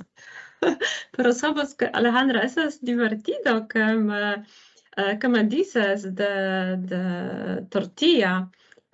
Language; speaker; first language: Spanish; non-native, fluent; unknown